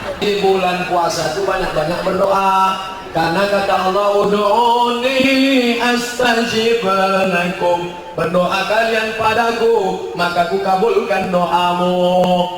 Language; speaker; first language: Indonesian; native; Indonesian